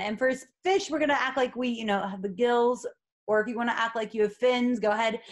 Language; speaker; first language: English; native; English